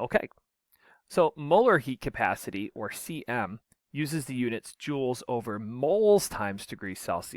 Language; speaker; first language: English; native; English